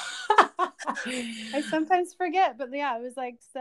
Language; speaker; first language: English; native; English